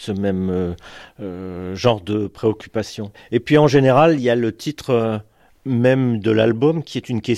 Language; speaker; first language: French; native; French